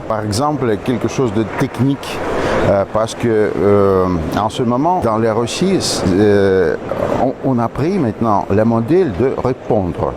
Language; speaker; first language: French; non-native, fluent; Russian